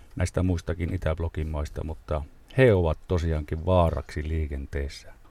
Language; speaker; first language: Finnish; native; Finnish